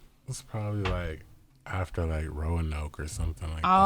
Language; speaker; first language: English; native; English